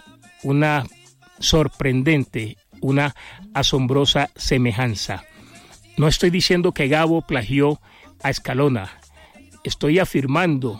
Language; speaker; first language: Spanish; native; Spanish